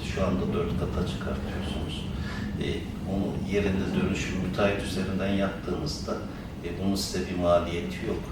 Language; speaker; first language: Turkish; native; Turkish